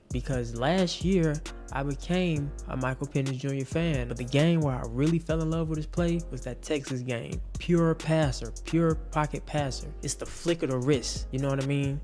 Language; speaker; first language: English; native; English